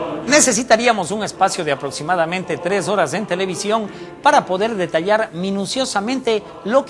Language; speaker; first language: Spanish; native; Spanish